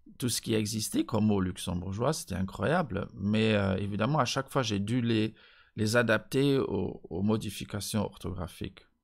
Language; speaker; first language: French; non-native, local second language; Luxembourgish